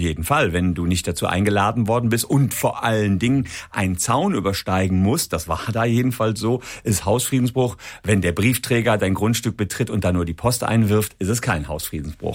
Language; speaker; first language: German; native; German